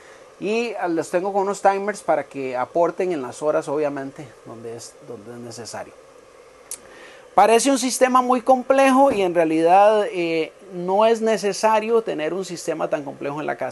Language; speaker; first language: Spanish; native; Spanish